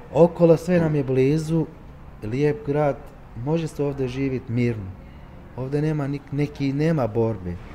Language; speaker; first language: Croatian; early bilingual, heritage; Turkish